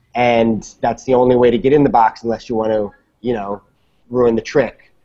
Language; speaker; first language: English; native; English